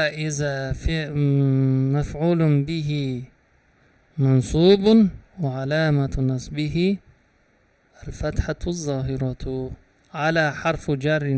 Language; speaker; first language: Arabic; non-native, fluent; Uzbek